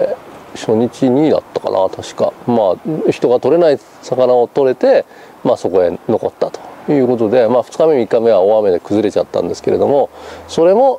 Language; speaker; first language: Japanese; native; Japanese